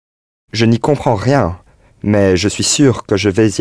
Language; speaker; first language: French; non-native, learner; English